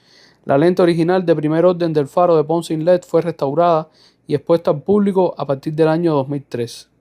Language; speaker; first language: Spanish; native; Spanish